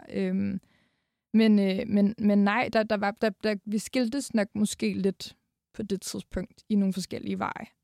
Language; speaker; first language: Danish; native; Danish